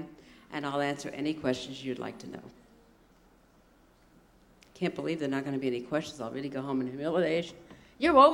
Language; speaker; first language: English; early bilingual, other home language; German